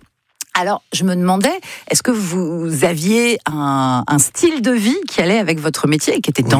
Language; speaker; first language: French; native; French